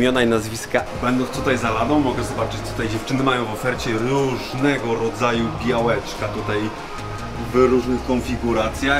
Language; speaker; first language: Polish; native; Polish